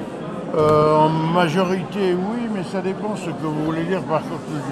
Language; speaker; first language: French; early bilingual, other home language; Yiddish